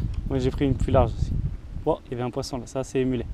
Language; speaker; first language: French; native; French